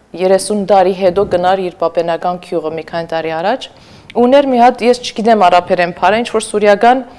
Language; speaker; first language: Armenian; native; Armenian